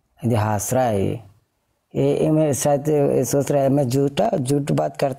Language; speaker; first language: Hindi; non-native, fluent; Bangla